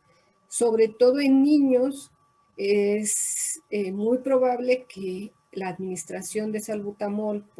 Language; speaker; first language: Spanish; native; Spanish